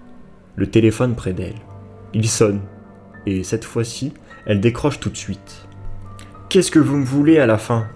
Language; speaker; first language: French; native; French